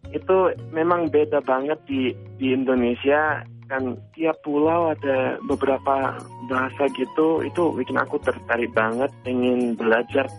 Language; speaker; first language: Indonesian; non-native, fluent; English